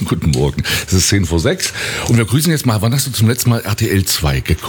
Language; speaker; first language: German; native; German